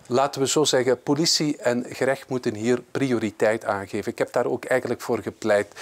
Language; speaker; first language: Dutch; native; Dutch